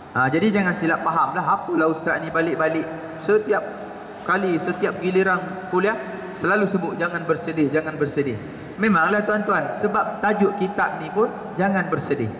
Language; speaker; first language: Malay; native; Malay